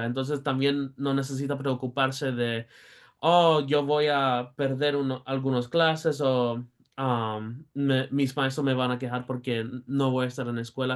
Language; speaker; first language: Spanish; early bilingual, heritage; Spanish